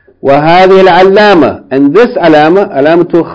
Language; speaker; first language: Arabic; non-native, fluent; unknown